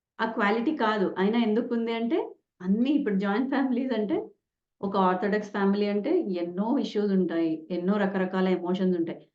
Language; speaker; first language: Telugu; non-native, local second language; Kannada